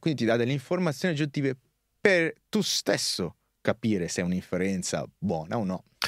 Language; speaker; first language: Italian; native; Italian